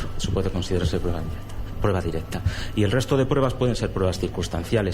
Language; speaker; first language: Spanish; native; Spanish